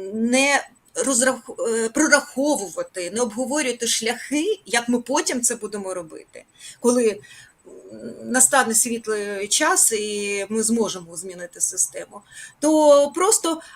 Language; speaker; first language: Ukrainian; native; Ukrainian